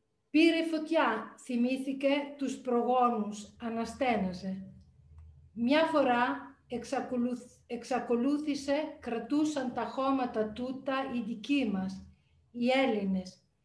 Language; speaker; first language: Greek; non-native, fluent; Italian